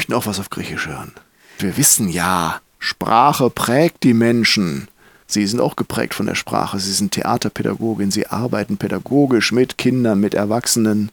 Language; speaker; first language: German; native; German